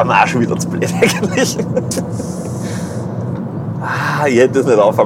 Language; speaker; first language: German; native; German